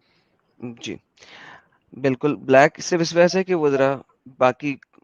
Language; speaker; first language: Hindi; native; Hindi